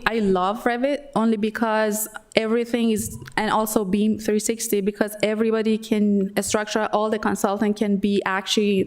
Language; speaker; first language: English; non-native, fluent; Persian